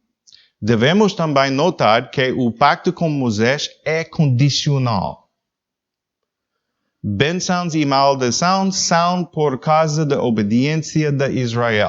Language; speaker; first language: Portuguese; non-native, learner; English